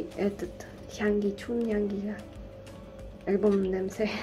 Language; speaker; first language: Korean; non-native, learner; Kazakh